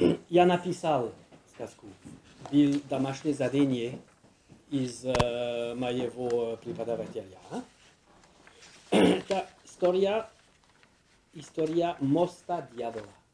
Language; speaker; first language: Russian; non-native, learner; French